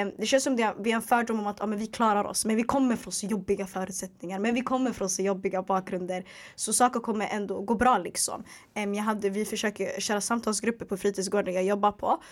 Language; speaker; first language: Swedish; early bilingual, other home language; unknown